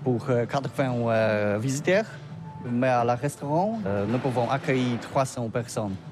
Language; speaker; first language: French; non-native, learner; Polish